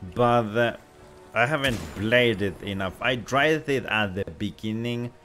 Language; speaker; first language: English; non-native, fluent; Finnish